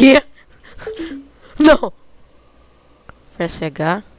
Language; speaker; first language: Portuguese; native; Portuguese